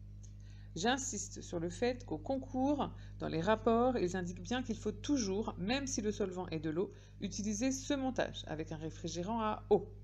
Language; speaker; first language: French; native; French